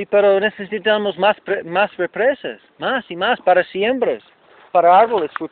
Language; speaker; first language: Spanish; non-native, learner; English